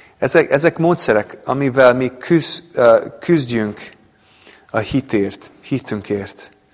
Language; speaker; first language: Hungarian; non-native, fluent; English